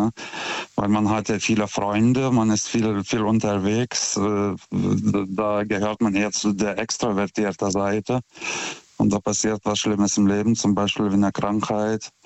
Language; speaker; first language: German; non-native, fluent; Lithuanian